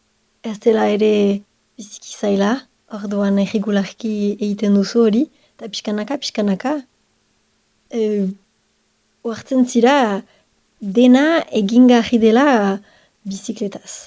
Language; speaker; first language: Basque; non-native, local second language; French